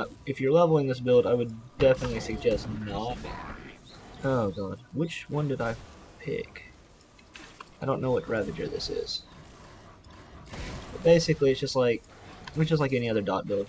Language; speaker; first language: English; native; English